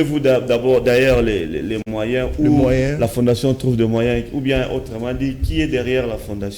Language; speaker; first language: French; non-native, local second language; Lingala